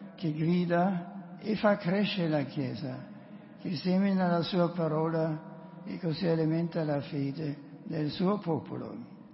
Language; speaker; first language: Italian; non-native, fluent; German